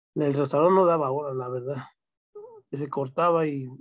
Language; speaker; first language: Spanish; native; Spanish